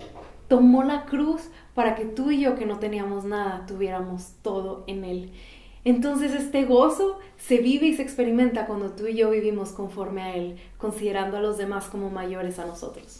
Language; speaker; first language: Spanish; native; Spanish